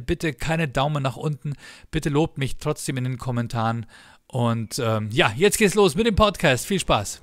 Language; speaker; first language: German; native; German